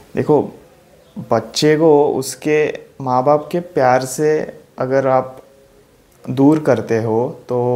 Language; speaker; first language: Hindi; non-native, local second language; Marathi